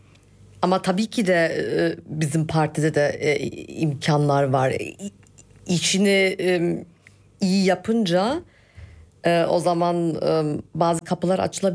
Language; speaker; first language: Turkish; early bilingual, heritage; Turkish